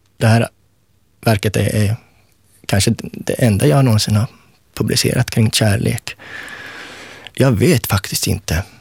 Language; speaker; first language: Swedish; native; Swedish